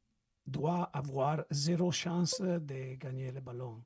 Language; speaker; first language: French; non-native, learner; Italian